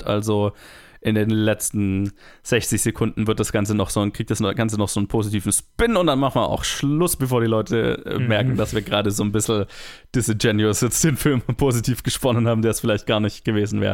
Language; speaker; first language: German; native; German